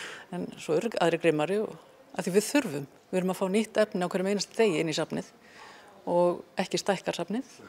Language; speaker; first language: Icelandic; native; Icelandic